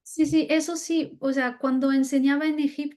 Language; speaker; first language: Spanish; non-native, fluent; French